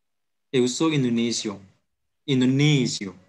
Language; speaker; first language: Portuguese; non-native, learner; Indonesian